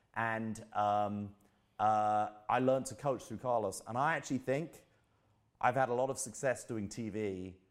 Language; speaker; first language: English; native; English